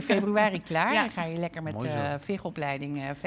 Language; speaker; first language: Dutch; native; Dutch